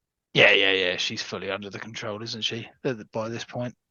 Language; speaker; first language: English; native; English